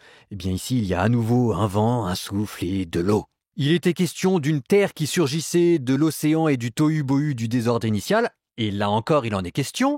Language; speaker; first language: French; native; French